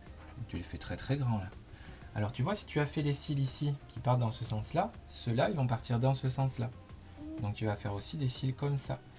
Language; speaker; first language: French; native; French